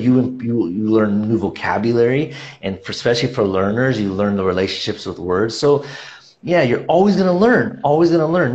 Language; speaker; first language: English; native; English